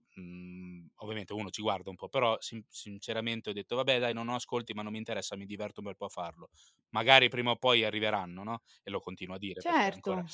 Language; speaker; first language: Italian; native; Italian